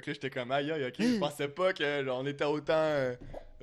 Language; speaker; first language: French; native; French